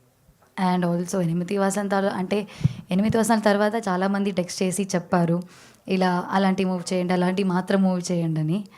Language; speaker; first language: Telugu; non-native, fluent; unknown